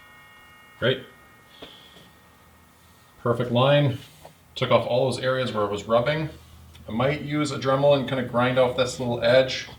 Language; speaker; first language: English; native; English